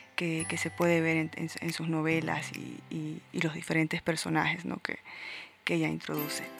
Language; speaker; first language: Spanish; native; Spanish